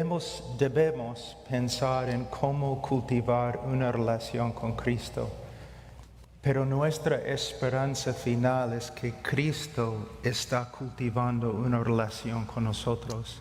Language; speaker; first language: Spanish; non-native, fluent; English